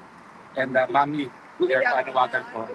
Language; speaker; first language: Filipino; native; Filipino